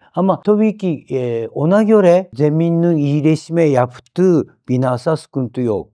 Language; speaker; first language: Turkish; non-native, fluent; Japanese